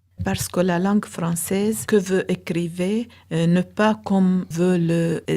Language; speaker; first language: French; non-native, learner; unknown